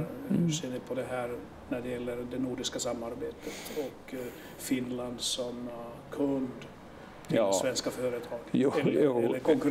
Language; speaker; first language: Swedish; non-native, local second language; Finnish